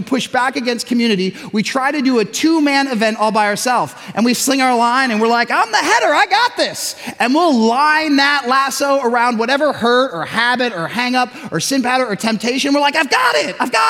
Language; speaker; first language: English; native; English